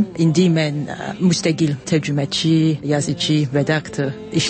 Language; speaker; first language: Turkish; non-native, learner; English